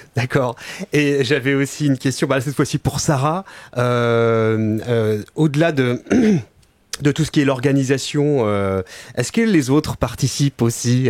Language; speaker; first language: French; native; French